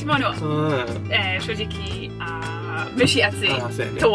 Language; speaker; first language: Japanese; non-native, learner; English